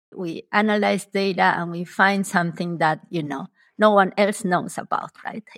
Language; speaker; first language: English; non-native, fluent; Spanish